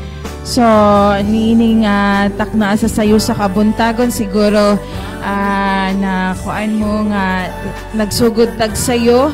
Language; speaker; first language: Cebuano; native; Cebuano